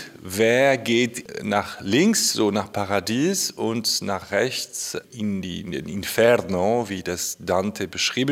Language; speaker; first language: German; non-native, fluent; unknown